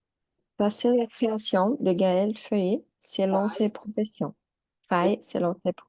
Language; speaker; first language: French; non-native, learner; Portuguese